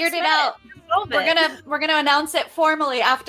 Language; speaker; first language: English; native; English